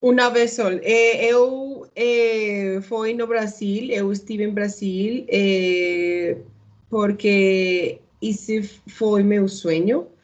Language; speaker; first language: Portuguese; non-native, learner; Spanish